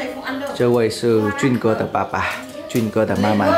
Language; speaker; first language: Chinese; non-native, fluent; Vietnamese